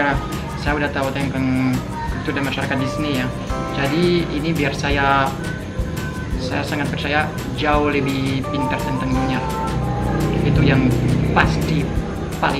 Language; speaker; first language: Indonesian; non-native, fluent; French